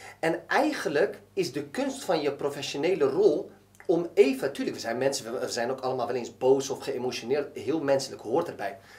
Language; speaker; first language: Dutch; early bilingual, other home language; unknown